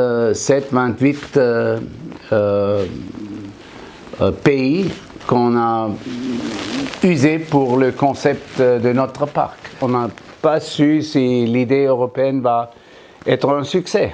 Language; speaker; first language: French; non-native, fluent; German